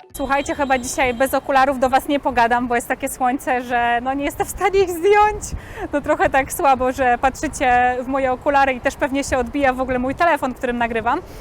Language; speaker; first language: Polish; native; Polish